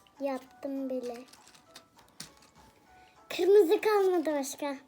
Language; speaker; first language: Turkish; early bilingual, heritage; Turkish